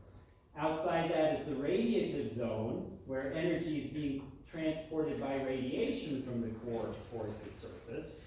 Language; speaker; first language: English; native; English